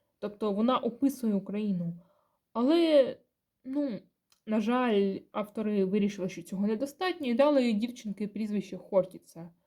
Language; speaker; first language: Ukrainian; non-native, local second language; Russian